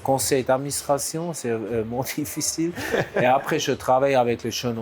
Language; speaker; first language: French; non-native, local second language; German